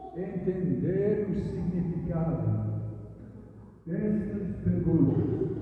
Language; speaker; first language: Portuguese; non-native, fluent; English